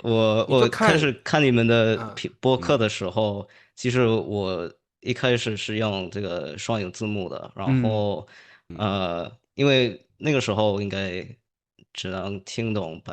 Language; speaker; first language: Chinese; early bilingual, heritage; English